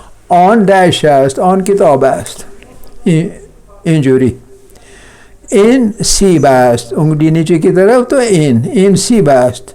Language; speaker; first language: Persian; non-native, fluent; Kashmiri